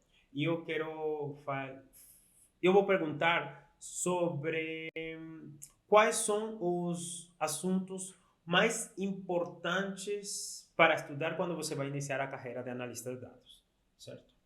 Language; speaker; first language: Portuguese; non-native, fluent; Spanish